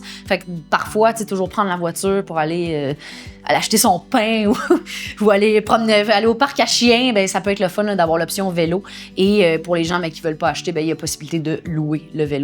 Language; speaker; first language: French; native; French